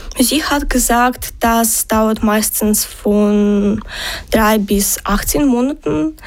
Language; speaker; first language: German; non-native, learner; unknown